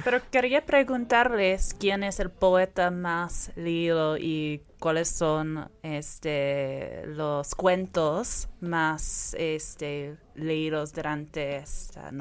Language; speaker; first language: Spanish; non-native, fluent; English